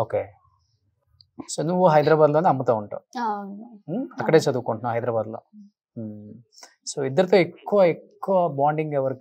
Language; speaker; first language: Telugu; native; Telugu